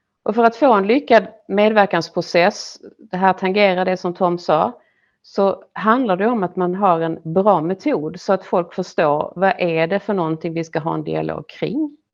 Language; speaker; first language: Swedish; native; Swedish